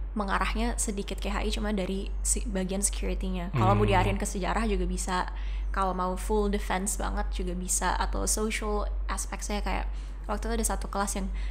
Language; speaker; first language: Indonesian; early bilingual, heritage; Indonesian